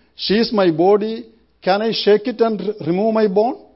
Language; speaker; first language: English; non-native, local second language; Malayalam